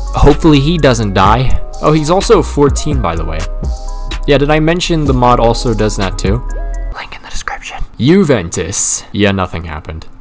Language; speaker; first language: English; native; English